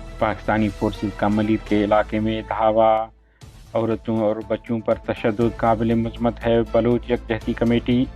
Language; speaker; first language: Urdu; non-native, local second language; Baluchi